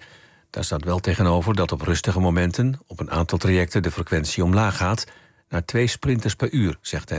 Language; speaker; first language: Dutch; native; Dutch